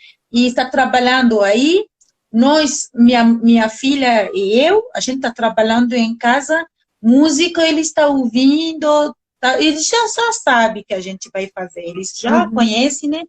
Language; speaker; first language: Portuguese; non-native, learner; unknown